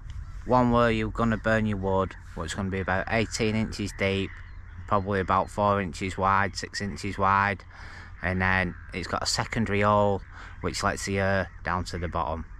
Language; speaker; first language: English; native; English